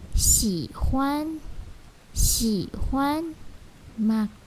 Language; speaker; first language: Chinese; non-native, fluent; Lao